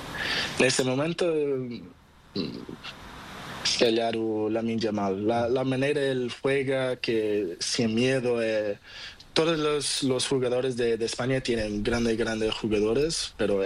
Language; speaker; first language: Spanish; non-native, learner; Portuguese